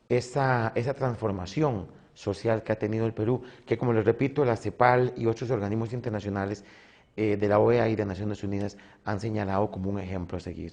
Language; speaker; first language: Spanish; native; Spanish